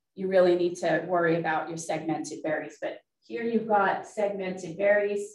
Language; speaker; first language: English; native; English